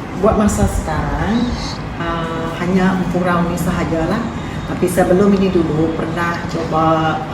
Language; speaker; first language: Malay; non-native, local second language; Iban